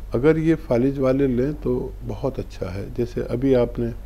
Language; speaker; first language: Hindi; native; Hindi